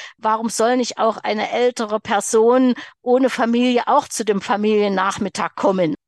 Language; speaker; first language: German; native; German